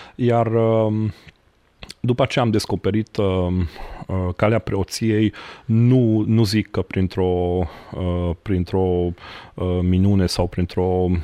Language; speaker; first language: Romanian; non-native, local second language; Hungarian